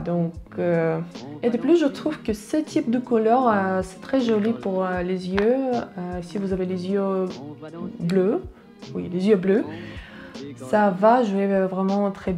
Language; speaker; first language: French; non-native, learner; Russian